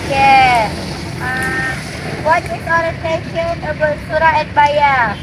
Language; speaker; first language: English; non-native, learner; Indonesian